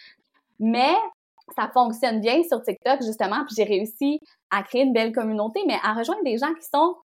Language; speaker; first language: French; native; French